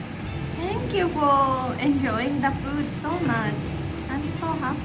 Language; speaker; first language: English; non-native, fluent; Japanese